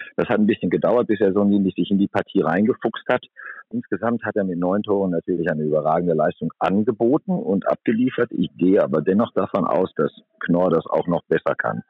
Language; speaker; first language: German; native; German